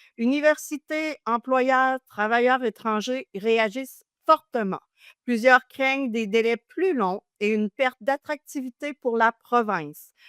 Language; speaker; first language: French; native; French